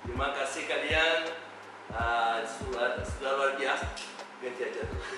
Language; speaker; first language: Indonesian; non-native, fluent; Portuguese